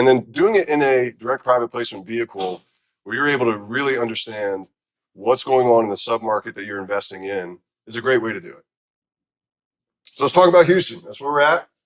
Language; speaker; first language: English; native; English